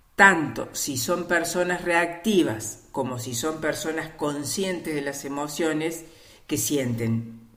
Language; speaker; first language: Spanish; native; Spanish